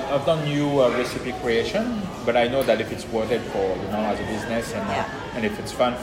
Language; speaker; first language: English; non-native, fluent; French